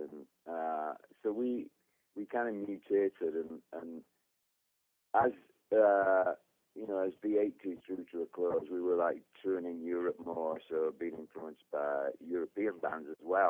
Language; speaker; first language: English; native; English